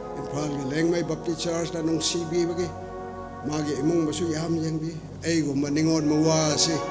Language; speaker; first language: Manipuri; non-native, local second language; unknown